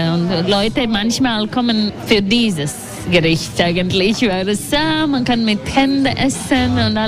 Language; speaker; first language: German; non-native, fluent; Latvian